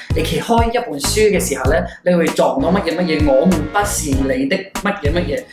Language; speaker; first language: Cantonese; non-native, fluent; English